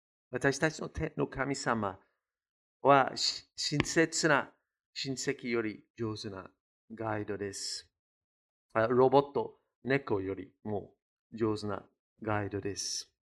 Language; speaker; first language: Japanese; non-native, fluent; English